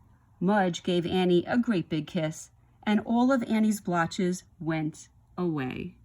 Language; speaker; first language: English; native; English